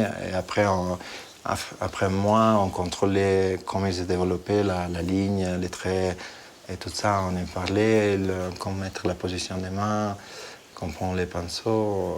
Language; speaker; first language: French; non-native, fluent; Italian